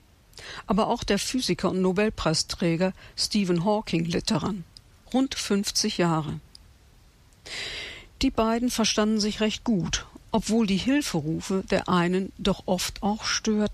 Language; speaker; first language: German; native; German